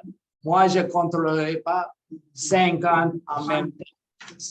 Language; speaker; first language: French; non-native, local second language; English